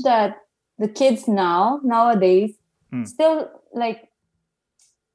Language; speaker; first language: English; non-native, local second language; Filipino